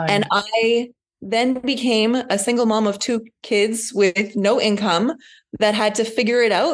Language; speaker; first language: English; native; English